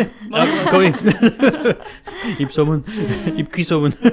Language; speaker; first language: Korean; non-native, fluent; French